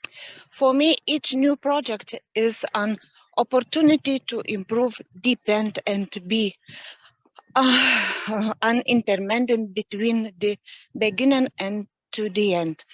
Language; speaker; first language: English; non-native, learner; Lithuanian